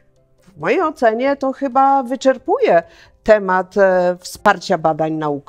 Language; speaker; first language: Polish; native; Polish